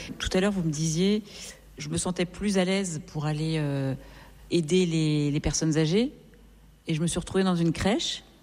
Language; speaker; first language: French; native; French